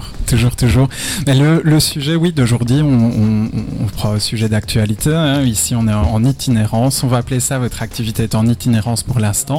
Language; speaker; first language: French; native; French